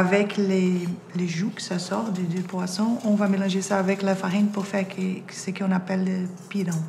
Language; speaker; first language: French; non-native, learner; Portuguese